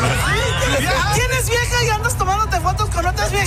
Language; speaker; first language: Spanish; early bilingual, heritage; Spanish